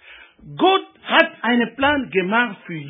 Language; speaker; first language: German; non-native, learner; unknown